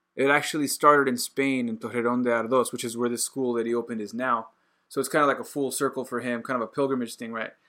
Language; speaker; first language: English; native; English